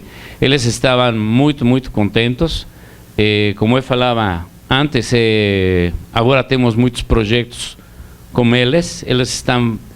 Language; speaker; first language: Portuguese; non-native, learner; Spanish